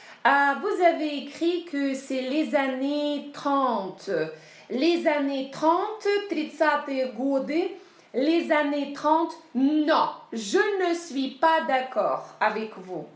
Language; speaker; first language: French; non-native, fluent; Russian